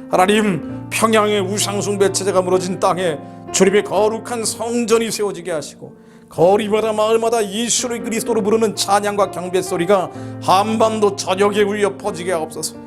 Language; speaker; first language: Korean; native; Korean